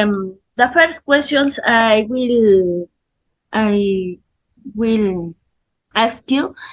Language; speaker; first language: English; non-native, learner; Spanish